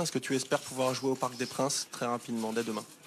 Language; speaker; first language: French; native; French